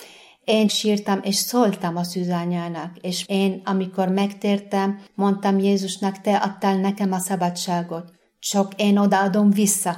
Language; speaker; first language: Hungarian; non-native, fluent; Arabic